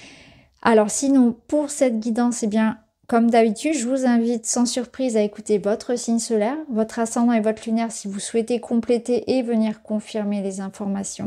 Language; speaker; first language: French; native; French